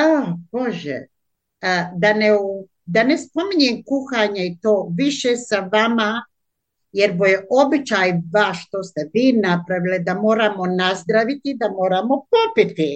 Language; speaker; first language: Croatian; native; Croatian